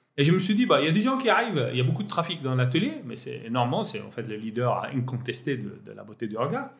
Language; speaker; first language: French; non-native, local second language; Arabic